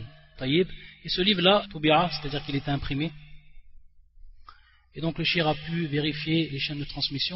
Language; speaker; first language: French; native; French